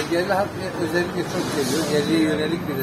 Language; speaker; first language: Turkish; native; Turkish